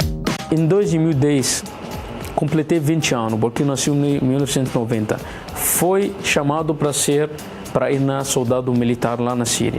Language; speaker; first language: Portuguese; non-native, learner; Arabic